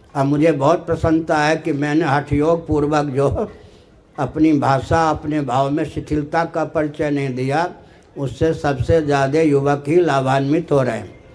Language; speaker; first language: Hindi; non-native, local second language; Maithili